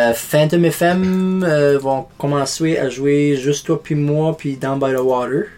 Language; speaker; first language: French; native; French